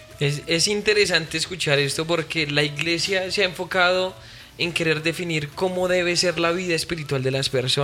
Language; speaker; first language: Spanish; native; Spanish